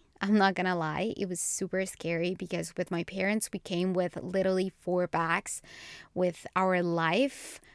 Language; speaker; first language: English; non-native, fluent; Spanish